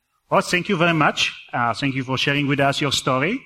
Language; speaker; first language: English; non-native, fluent; Czech